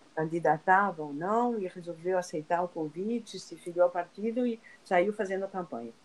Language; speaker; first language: Portuguese; non-native, fluent; Spanish